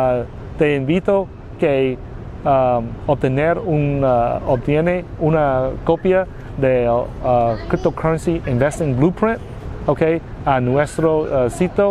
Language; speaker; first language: Spanish; non-native, learner; Vietnamese